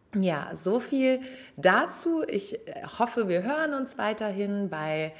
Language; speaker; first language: German; native; German